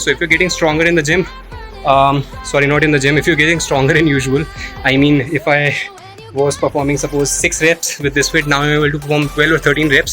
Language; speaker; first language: English; non-native, local second language; Hindi